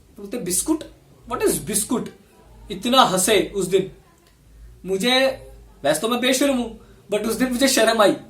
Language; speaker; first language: Hindi; non-native, local second language; Punjabi